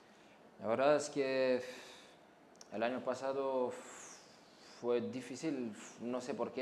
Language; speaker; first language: Spanish; non-native, learner; French